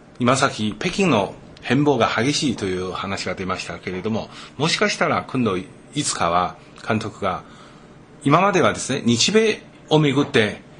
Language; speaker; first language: Japanese; non-native, fluent; Chinese